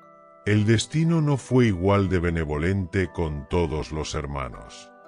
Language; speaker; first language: Spanish; native; Spanish